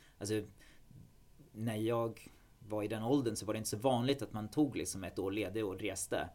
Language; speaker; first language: Swedish; non-native, fluent; English